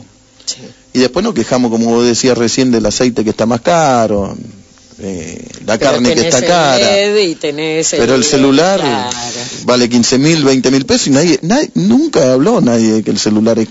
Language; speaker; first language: Spanish; native; Spanish